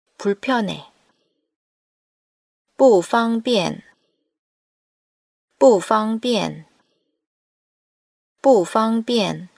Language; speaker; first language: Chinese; non-native, fluent; Korean